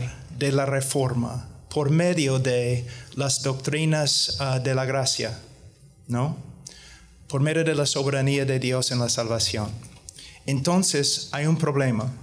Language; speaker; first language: Spanish; non-native, fluent; English